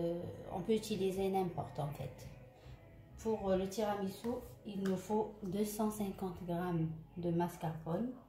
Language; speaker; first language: French; non-native, local second language; Arabic